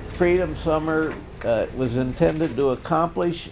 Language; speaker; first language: English; native; English